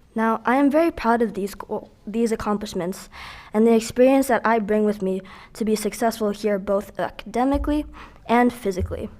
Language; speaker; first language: English; early bilingual, other home language; Filipino